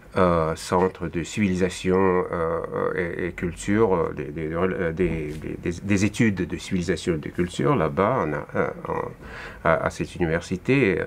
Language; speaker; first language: French; non-native, fluent; Russian